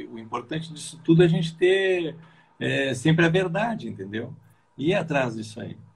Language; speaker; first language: Portuguese; native; Portuguese